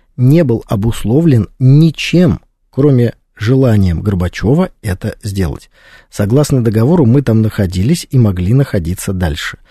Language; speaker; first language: Russian; native; Russian